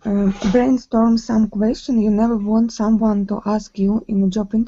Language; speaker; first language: English; non-native, learner; Ukrainian